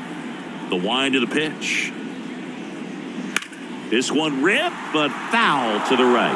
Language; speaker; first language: English; native; English